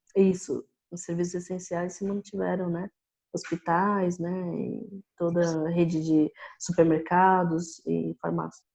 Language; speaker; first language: Portuguese; native; Portuguese